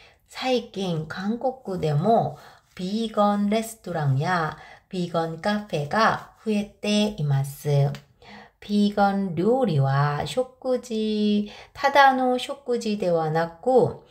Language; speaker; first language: Japanese; non-native, fluent; Korean